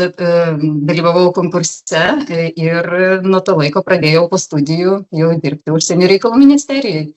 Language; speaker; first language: Lithuanian; non-native, local second language; Polish